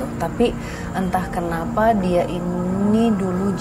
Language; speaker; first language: Indonesian; native; Indonesian